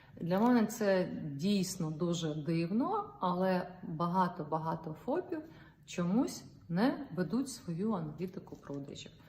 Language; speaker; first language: Ukrainian; non-native, local second language; Russian